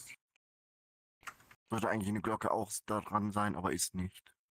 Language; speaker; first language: German; non-native, fluent; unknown